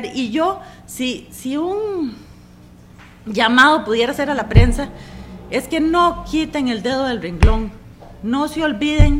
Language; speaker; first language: Spanish; native; Spanish